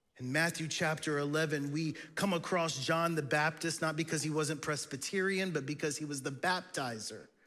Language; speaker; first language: English; native; English